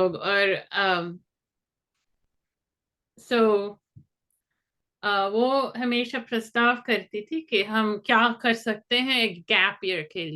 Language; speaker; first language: Hindi; non-native, fluent; English